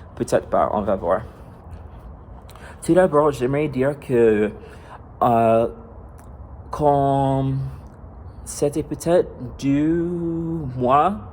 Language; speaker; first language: French; non-native, fluent; English